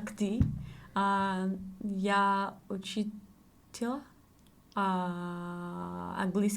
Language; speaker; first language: Russian; non-native, learner; English